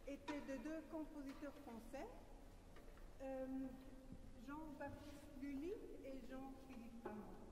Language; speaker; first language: French; non-native, fluent; German